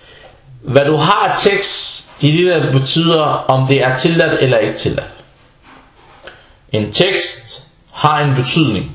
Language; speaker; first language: Danish; early bilingual, other home language; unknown